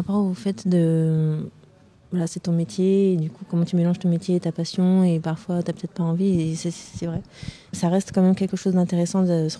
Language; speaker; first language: French; native; French